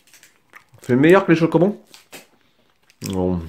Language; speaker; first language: French; native; French